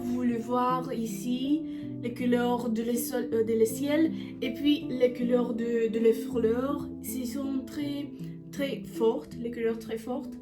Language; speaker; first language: French; non-native, learner; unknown